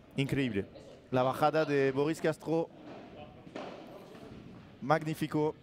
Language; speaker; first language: Spanish; non-native, learner; French